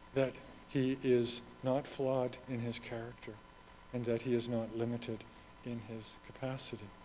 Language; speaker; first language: English; native; English